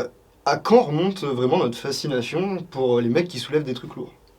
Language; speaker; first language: French; native; French